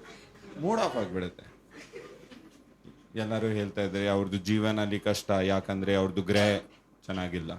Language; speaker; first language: Kannada; non-native, learner; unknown